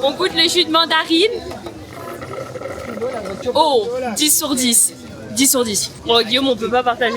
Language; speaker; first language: French; native; French